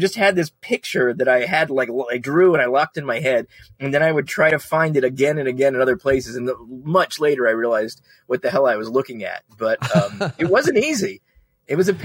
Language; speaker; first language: English; native; English